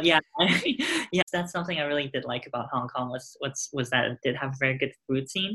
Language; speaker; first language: English; non-native, local second language; Cantonese